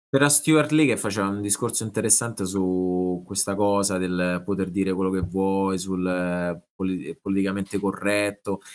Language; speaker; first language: Italian; native; Italian